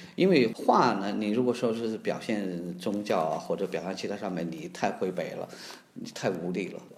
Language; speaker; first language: Chinese; native; Chinese